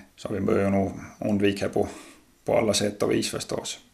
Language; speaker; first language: Swedish; native; Swedish